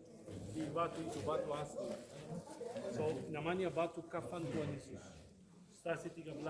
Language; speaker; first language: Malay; non-native, fluent; Arabic